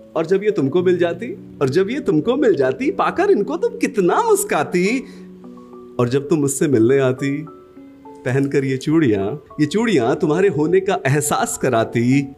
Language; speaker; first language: Hindi; native; Hindi